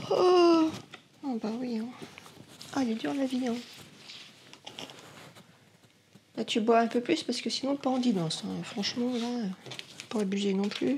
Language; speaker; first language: French; native; French